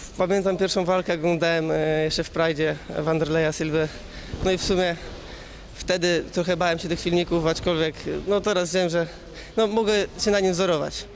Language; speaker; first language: Polish; native; Polish